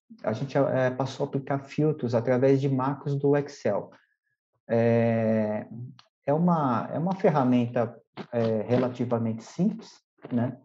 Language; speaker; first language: Portuguese; native; Portuguese